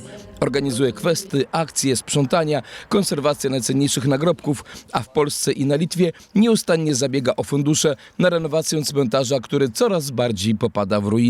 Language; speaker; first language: Polish; native; Polish